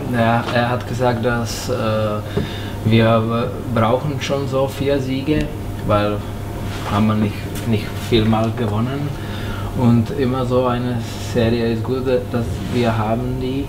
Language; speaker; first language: German; non-native, fluent; Czech